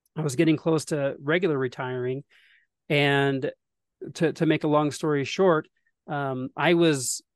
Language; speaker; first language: English; native; English